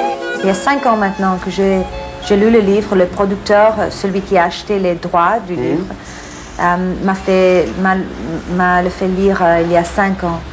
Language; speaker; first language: French; non-native, fluent; English